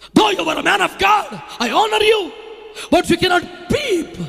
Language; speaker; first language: English; non-native, local second language; Telugu